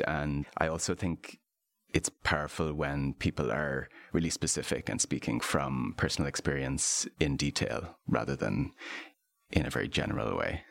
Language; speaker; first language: English; native; English